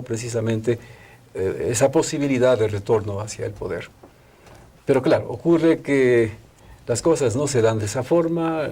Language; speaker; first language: Spanish; native; Spanish